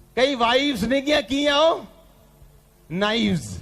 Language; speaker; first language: Hindi; non-native, local second language; Punjabi